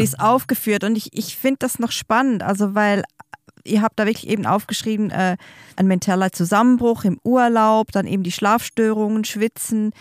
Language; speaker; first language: German; native; German